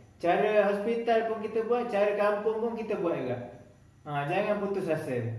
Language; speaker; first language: Malay; native; Malay